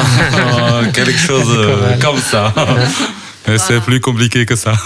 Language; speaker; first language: French; non-native, fluent; Chinese